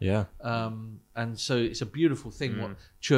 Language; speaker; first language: English; native; English